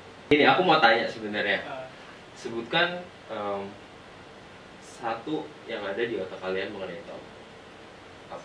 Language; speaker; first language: Indonesian; native; Indonesian